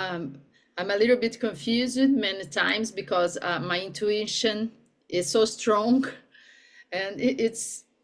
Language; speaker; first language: English; non-native, learner; Portuguese